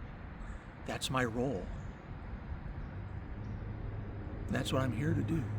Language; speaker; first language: English; native; English